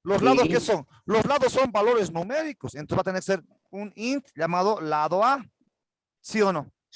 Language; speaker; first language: Spanish; native; Spanish